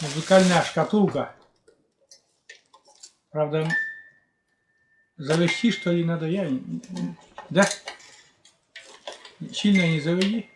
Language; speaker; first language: Russian; native; Russian